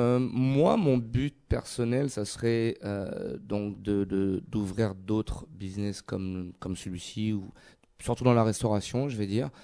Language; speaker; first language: French; native; French